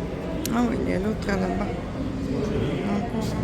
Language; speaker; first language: French; non-native, fluent; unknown